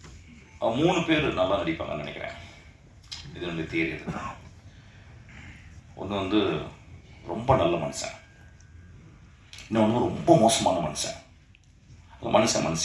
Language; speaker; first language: Tamil; native; Tamil